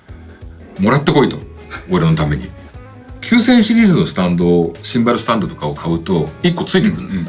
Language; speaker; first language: Japanese; native; Japanese